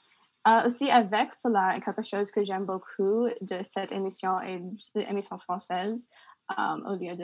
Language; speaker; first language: French; non-native, learner; English